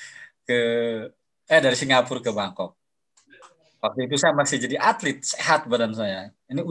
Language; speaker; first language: Indonesian; native; Indonesian